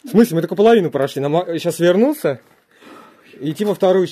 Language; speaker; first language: Russian; native; Russian